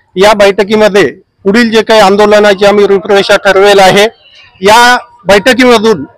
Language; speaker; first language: Marathi; non-native, local second language; Lambadi